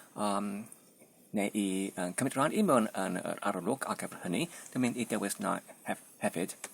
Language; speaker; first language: Welsh; non-native, learner; Polish